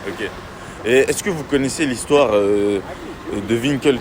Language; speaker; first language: French; native; French